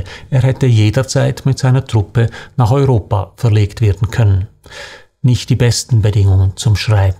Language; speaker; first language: German; native; German